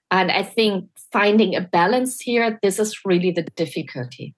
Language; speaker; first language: English; non-native, fluent; German